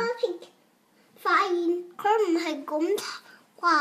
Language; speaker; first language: Chinese; early bilingual, heritage; Cantonese